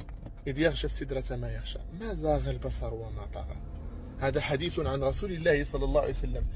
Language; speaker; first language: Arabic; native; Arabic